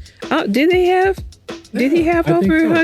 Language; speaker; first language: English; native; English